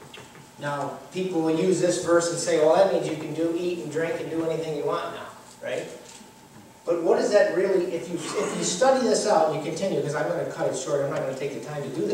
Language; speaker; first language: English; native; English